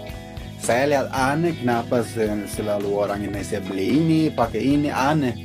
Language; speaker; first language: Indonesian; non-native, fluent; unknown